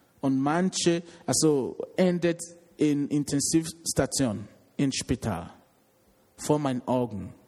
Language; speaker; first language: German; non-native, learner; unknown